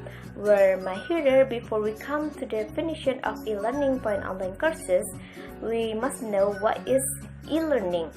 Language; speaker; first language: English; non-native, learner; Indonesian